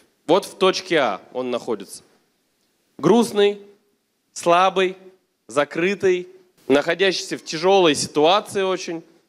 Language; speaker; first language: Russian; native; Russian